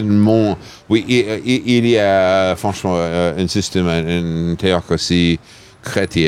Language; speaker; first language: French; non-native, fluent; English